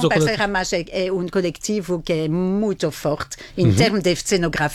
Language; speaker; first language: Portuguese; non-native, fluent; French